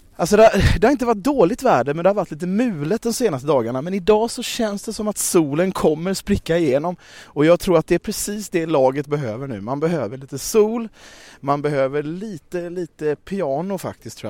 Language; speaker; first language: Swedish; native; Swedish